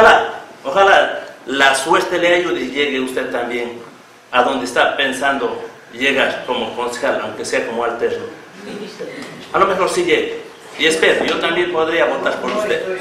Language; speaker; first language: Spanish; native; Spanish